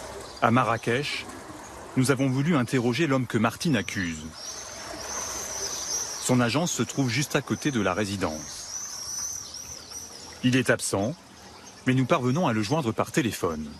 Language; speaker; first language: French; native; French